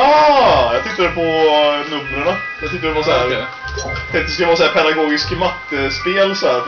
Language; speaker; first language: Swedish; native; Swedish